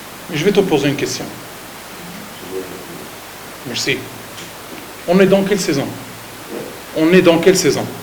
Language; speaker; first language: French; non-native, fluent; Arabic